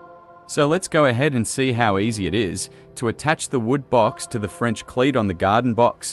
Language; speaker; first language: English; native; English